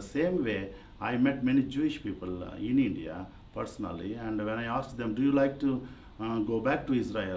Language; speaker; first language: English; non-native, local second language; Telugu